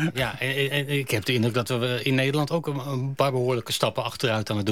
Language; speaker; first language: Dutch; native; Dutch